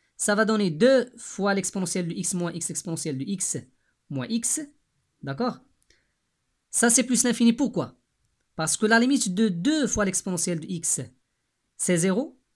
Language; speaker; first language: French; non-native, local second language; Arabic